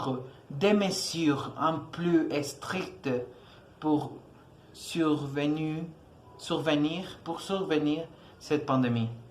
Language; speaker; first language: French; non-native, learner; Spanish